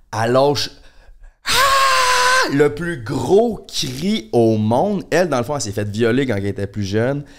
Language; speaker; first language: French; native; French